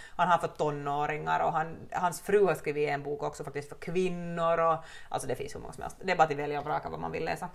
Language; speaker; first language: Swedish; native; Swedish